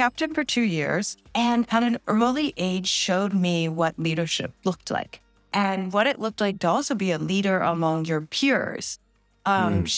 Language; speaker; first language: English; native; English